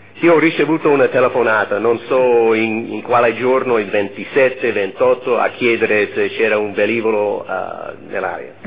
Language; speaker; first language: Italian; non-native, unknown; English